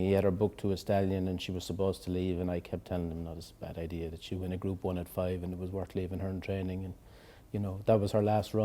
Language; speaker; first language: English; native; English